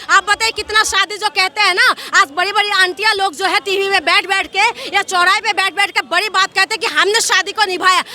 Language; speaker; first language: Hindi; non-native, local second language; Assamese